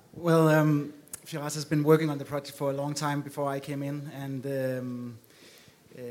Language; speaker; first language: English; non-native, fluent; Danish